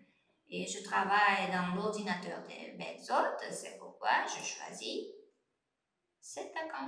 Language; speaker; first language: French; non-native, fluent; Uzbek